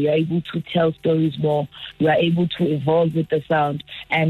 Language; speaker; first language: English; non-native, local second language; Zulu